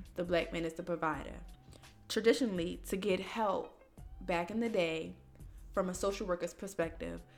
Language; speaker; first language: English; native; English